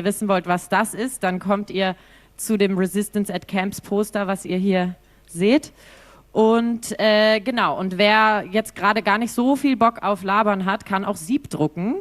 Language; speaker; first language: German; native; German